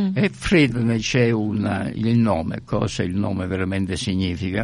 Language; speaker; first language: Italian; native; Italian